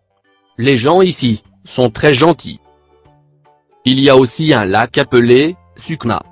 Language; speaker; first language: French; non-native, learner; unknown